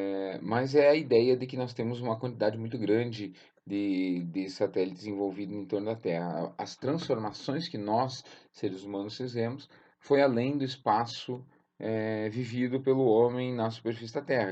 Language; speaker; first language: Portuguese; native; Portuguese